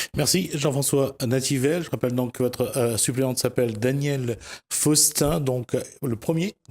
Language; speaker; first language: French; native; French